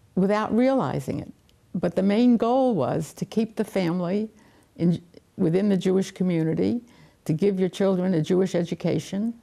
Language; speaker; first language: English; native; English